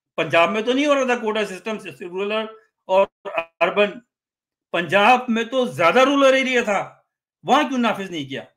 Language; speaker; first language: Urdu; native; Urdu